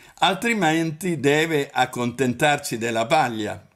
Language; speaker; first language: Italian; native; Italian